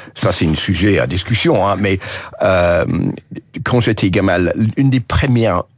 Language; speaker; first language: French; non-native, fluent; English